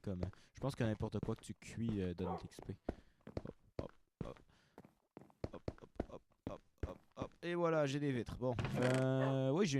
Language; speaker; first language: French; native; French